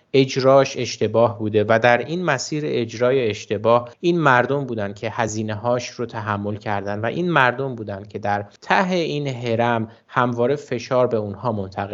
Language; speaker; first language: Persian; native; Persian